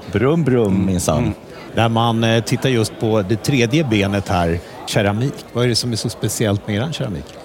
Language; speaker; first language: Swedish; native; Swedish